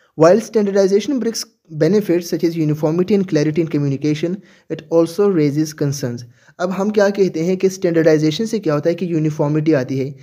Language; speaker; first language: Urdu; native; Urdu